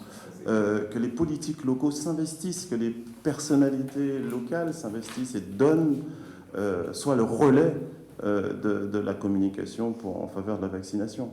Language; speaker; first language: French; native; French